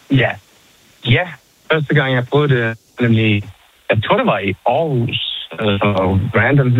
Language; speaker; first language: Danish; non-native, local second language; Faroese